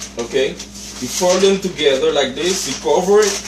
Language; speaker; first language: English; non-native, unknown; Haitian Creole